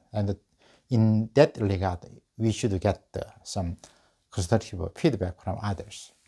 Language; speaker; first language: English; non-native, learner; Korean